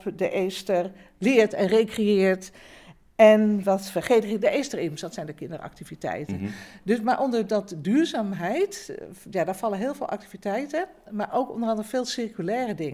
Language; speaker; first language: Dutch; native; Dutch